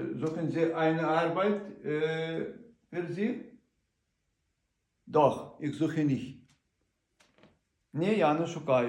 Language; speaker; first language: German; non-native, learner; Ukrainian